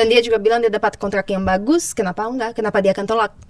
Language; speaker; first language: Indonesian; non-native, fluent; Portuguese